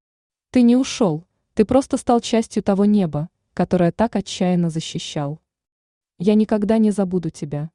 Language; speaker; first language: Russian; native; Russian